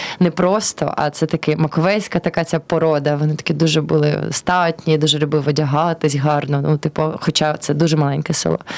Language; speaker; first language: Ukrainian; early bilingual, heritage; Ukrainian